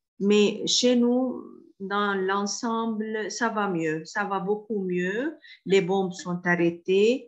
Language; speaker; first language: French; non-native, fluent; Arabic